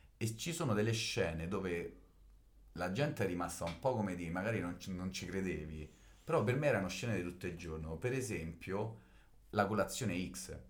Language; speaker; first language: Italian; native; Italian